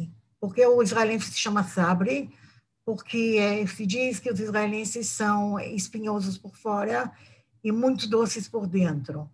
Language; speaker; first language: Portuguese; non-native, fluent; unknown